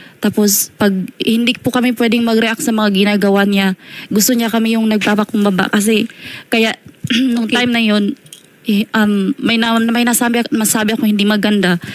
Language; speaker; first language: Filipino; non-native, local second language; Cebuano